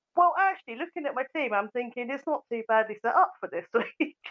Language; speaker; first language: English; native; English